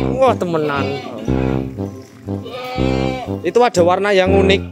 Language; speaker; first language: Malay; non-native, local second language; Javanese